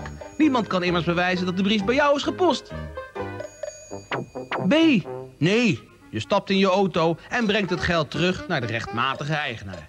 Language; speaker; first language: Dutch; native; Dutch